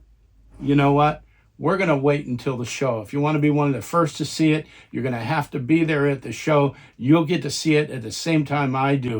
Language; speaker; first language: English; native; English